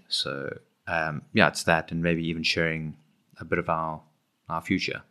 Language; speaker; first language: English; native; English